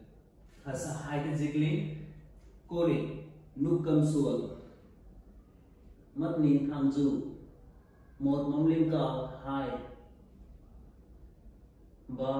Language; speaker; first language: Vietnamese; non-native, learner; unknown